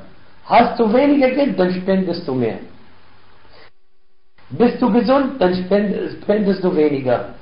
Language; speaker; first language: German; non-native, fluent; Arabic